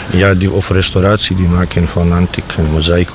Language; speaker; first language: Dutch; non-native, learner; Bosnian